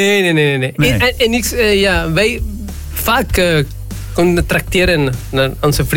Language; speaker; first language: Dutch; non-native, learner; Spanish